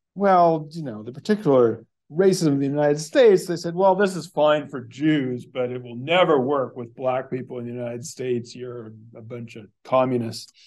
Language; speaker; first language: English; native; English